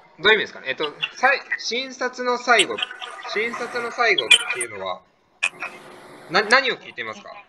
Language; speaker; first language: Japanese; native; Japanese